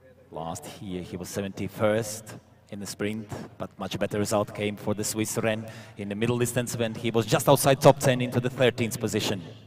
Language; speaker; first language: English; non-native, fluent; Latvian